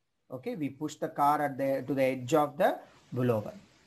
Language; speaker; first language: English; non-native, local second language; Tamil